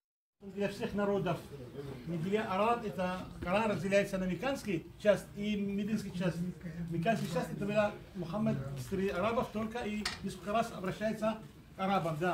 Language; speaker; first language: Russian; non-native, fluent; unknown